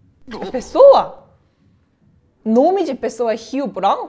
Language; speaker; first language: Portuguese; non-native, learner; Korean